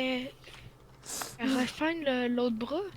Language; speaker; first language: French; native; French